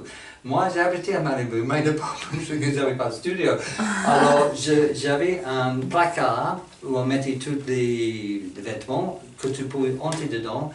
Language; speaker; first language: French; non-native, fluent; English